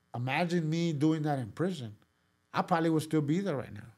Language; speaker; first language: English; early bilingual, other home language; Spanish